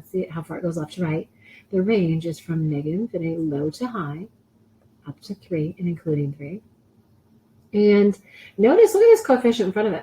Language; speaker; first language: English; native; English